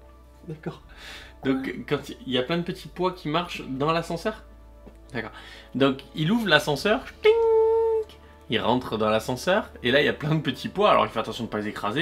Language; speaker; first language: French; native; French